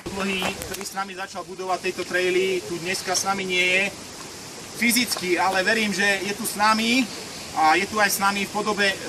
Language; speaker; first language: Slovak; native; Slovak